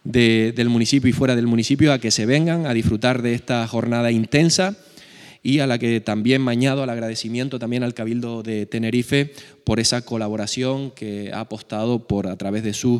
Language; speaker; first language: Spanish; native; Spanish